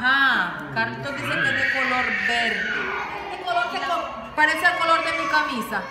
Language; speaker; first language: Spanish; native; Spanish